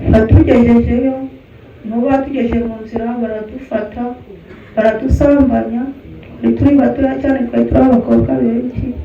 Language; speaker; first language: Kinyarwanda; early bilingual, heritage; Kinyarwanda